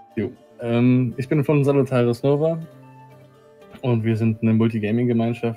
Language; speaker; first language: German; native; German